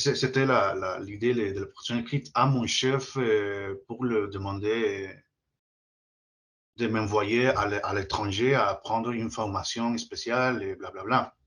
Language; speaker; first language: French; non-native, fluent; Spanish